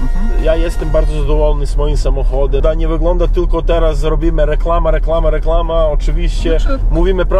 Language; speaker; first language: Polish; non-native, learner; Serbian